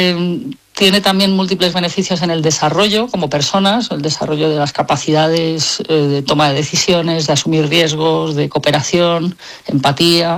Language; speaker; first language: Spanish; native; Spanish